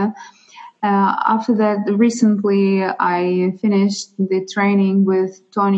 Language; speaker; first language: English; non-native, fluent; Russian